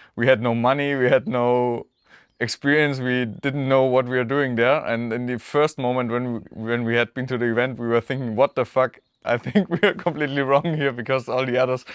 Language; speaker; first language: English; non-native, fluent; German